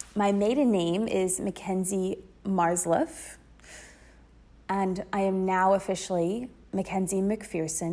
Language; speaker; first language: English; native; English